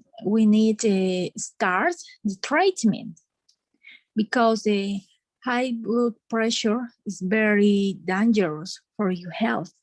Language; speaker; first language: English; non-native, learner; Spanish